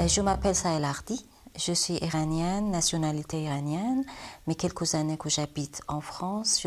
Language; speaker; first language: French; non-native, learner; Persian